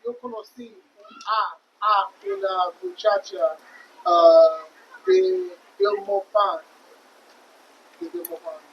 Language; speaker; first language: Spanish; non-native, learner; English